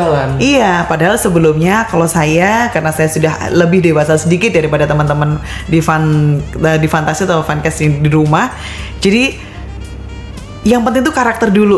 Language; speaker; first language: Indonesian; native; Indonesian